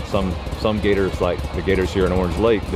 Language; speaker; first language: English; native; English